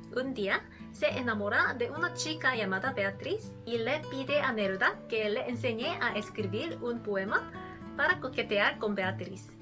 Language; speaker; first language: Spanish; non-native, learner; Korean